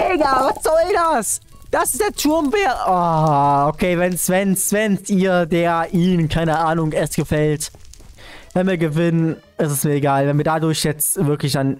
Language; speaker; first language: German; native; German